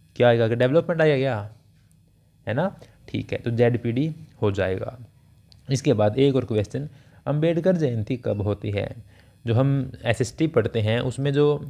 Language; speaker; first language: Hindi; native; Hindi